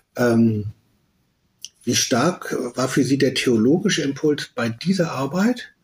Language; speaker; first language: German; native; German